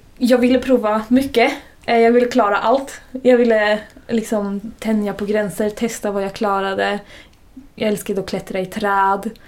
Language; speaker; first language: Swedish; native; Swedish